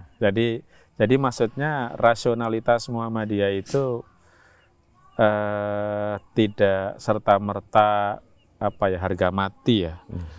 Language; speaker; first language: Indonesian; non-native, local second language; Javanese